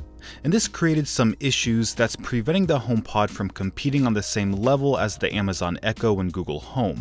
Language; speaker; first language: English; native; English